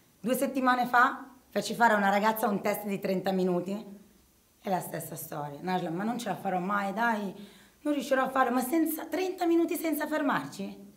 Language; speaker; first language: Italian; early bilingual, other home language; Arabic